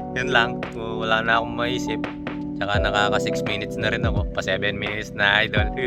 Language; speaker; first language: Filipino; non-native, local second language; Pampanga